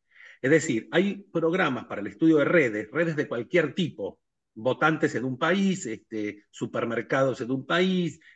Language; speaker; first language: Spanish; native; Spanish